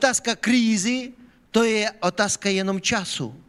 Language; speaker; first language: Czech; non-native, fluent; Ukrainian